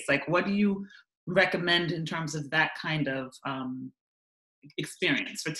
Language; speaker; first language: English; native; English